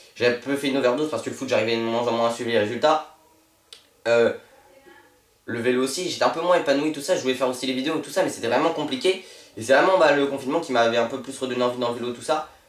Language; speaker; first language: French; native; French